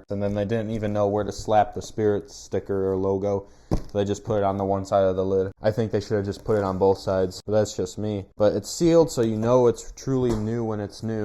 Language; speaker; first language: English; native; English